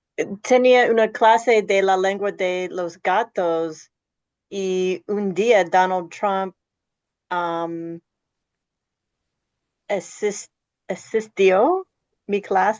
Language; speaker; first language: Spanish; non-native, fluent; English